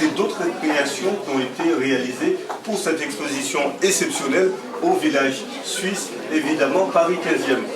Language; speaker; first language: French; native; French